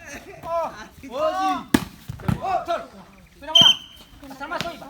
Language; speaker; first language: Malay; non-native, local second language; Nias